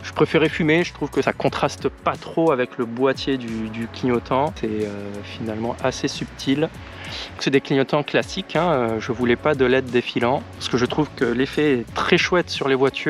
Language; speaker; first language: French; native; French